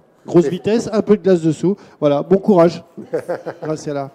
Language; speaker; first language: French; native; French